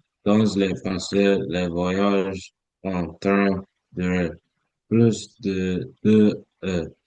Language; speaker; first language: French; non-native, learner; English